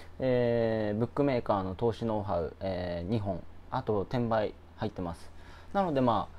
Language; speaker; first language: Japanese; native; Japanese